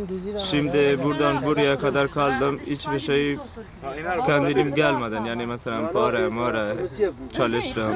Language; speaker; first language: Turkish; non-native, learner; Persian